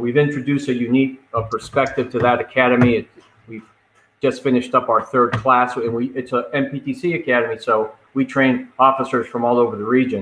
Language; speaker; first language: English; native; English